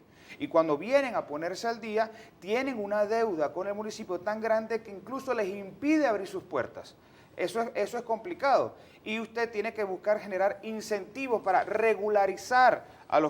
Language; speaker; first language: Spanish; native; Spanish